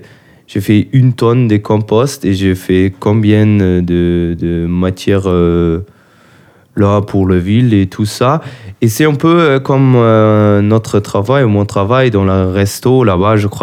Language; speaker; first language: French; non-native, learner; German